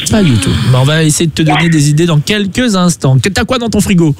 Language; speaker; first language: French; native; French